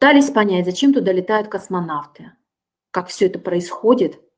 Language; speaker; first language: Russian; native; Russian